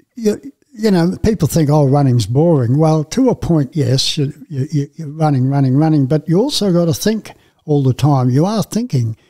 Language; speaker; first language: English; native; English